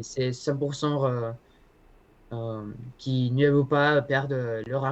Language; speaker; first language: French; non-native, learner; Spanish